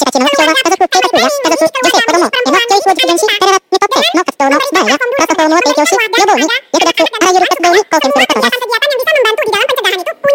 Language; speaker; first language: Japanese; non-native, fluent; Indonesian